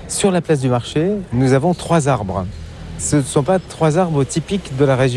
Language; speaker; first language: French; native; French